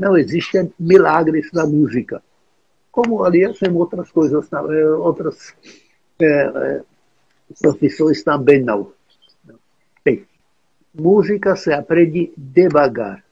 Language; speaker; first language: Portuguese; non-native, fluent; Czech